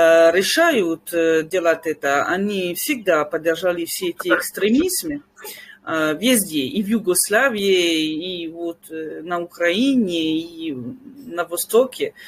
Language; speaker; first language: Russian; non-native, fluent; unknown